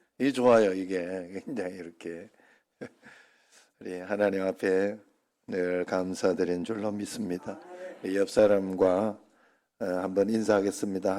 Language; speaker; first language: Korean; native; Korean